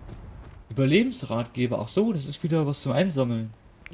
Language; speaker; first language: German; native; German